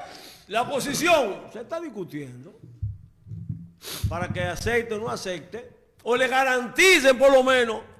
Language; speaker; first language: Spanish; native; Spanish